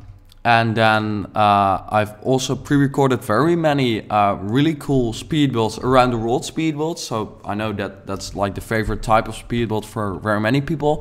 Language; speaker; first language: English; non-native, fluent; Dutch